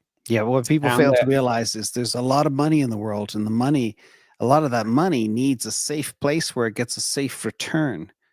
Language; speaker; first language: English; native; English